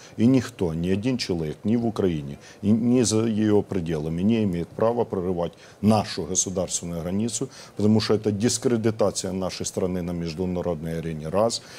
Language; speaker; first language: Russian; non-native, local second language; Ukrainian